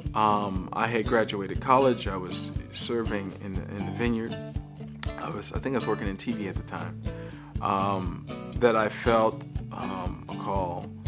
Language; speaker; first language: English; native; English